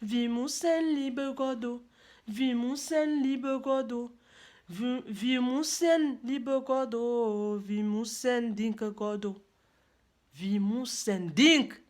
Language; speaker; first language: German; non-native, learner; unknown